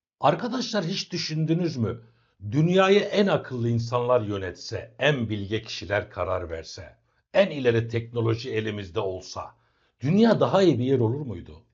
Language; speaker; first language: Turkish; native; Turkish